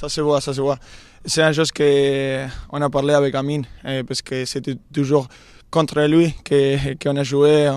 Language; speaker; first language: French; non-native, fluent; Spanish